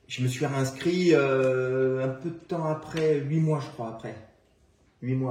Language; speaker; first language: French; native; French